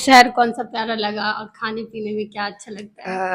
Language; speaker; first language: Hindi; native; Hindi